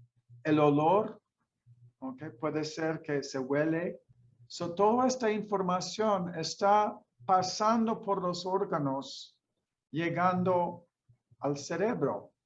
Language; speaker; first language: Spanish; non-native, fluent; English